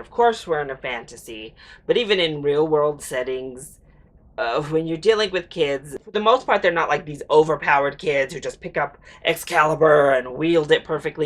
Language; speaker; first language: English; native; English